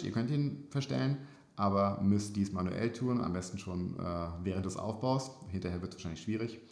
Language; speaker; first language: German; native; German